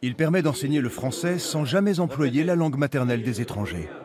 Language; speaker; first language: French; native; French